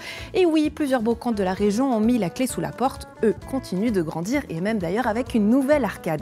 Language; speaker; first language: French; native; French